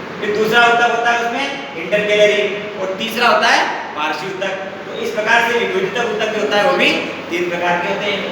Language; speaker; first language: Hindi; native; Hindi